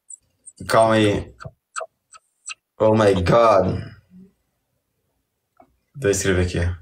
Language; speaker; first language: Portuguese; native; Portuguese